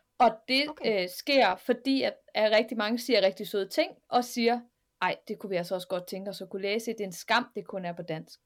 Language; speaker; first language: Danish; native; Danish